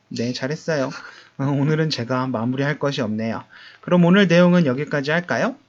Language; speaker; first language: Korean; native; Korean